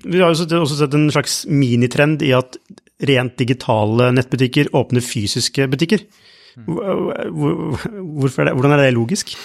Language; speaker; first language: Norwegian; native; Norwegian